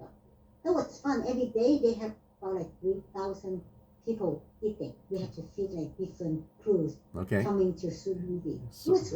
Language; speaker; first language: English; non-native, learner; Vietnamese